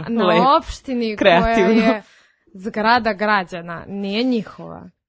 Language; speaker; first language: Serbian; non-native, local second language; Rusyn